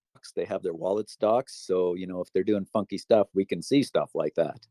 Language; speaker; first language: English; native; English